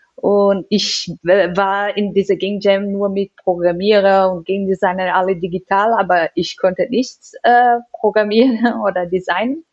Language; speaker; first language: German; non-native, learner; Portuguese